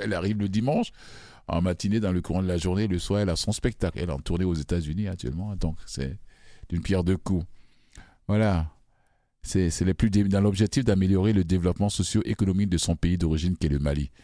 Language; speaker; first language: French; non-native, local second language; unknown